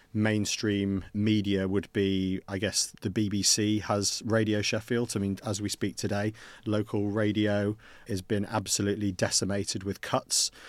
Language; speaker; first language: English; native; English